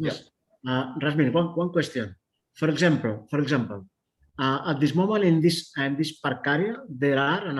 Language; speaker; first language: English; non-native, learner; Spanish